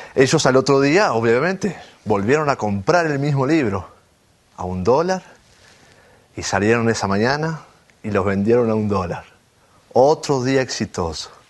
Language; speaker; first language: Spanish; native; Spanish